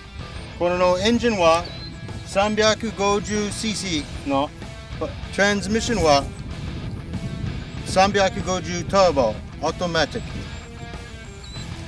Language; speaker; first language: Japanese; non-native, learner; English